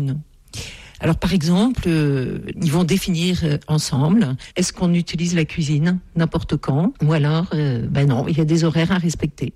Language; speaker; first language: French; native; French